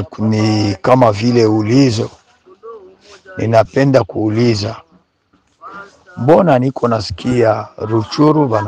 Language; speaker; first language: Swahili; native; Swahili